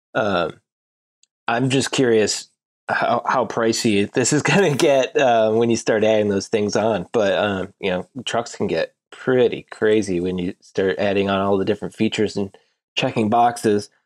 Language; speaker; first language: English; native; English